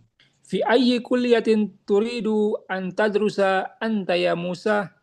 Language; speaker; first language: Arabic; non-native, learner; Indonesian